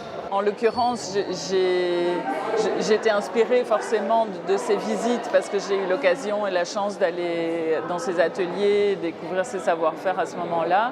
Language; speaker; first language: French; native; French